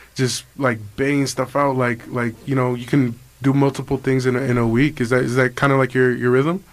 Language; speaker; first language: English; native; English